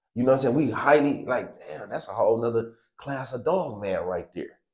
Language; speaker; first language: English; native; English